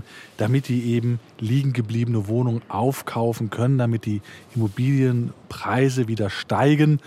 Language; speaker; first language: German; native; German